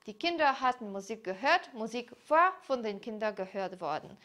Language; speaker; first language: German; non-native, fluent; Polish